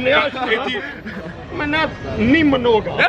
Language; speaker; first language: Russian; non-native, learner; Punjabi